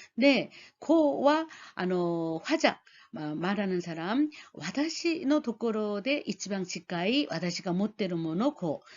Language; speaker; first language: Japanese; non-native, fluent; Korean